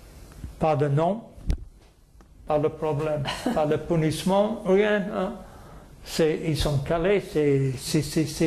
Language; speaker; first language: French; non-native, fluent; English